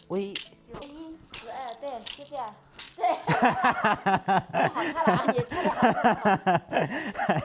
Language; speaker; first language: Chinese; non-native, local second language; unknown